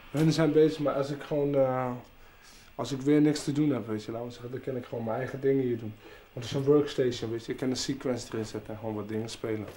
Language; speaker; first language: Dutch; native; Dutch